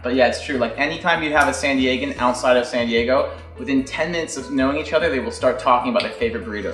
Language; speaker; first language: English; native; English